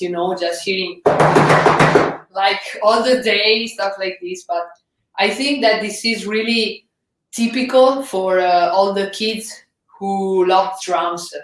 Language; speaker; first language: English; non-native, fluent; Italian